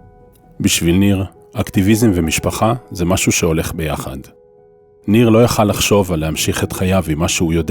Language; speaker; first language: Hebrew; native; Hebrew